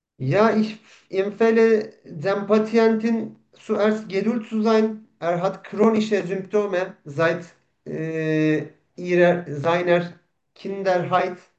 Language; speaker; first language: German; non-native, fluent; Turkish